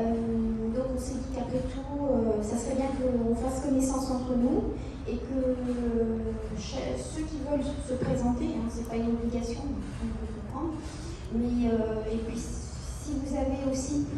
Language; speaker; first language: French; native; French